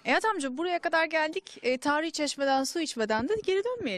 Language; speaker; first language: Turkish; native; Turkish